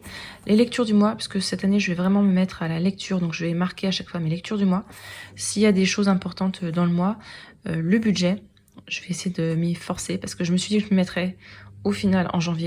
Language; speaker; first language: French; native; French